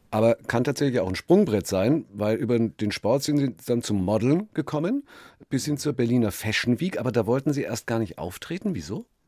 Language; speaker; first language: German; native; German